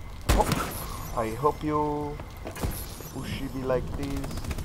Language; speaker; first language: English; non-native, learner; Italian